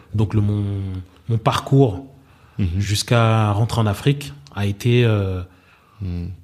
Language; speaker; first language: French; native; French